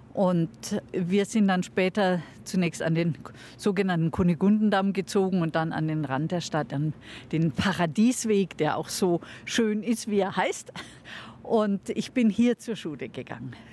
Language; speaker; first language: German; native; German